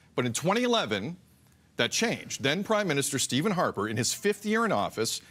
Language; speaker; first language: English; native; English